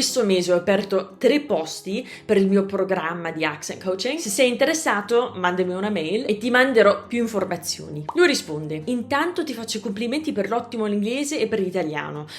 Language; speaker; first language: Italian; non-native, fluent; English